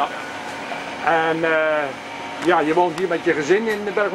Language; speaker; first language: Dutch; native; Dutch